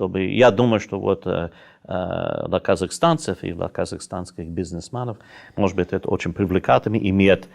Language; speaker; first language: Russian; non-native, fluent; English